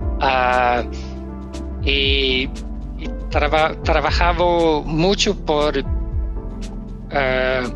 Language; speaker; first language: Spanish; non-native, learner; Danish